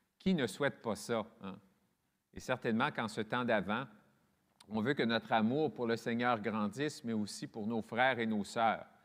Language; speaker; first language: French; native; French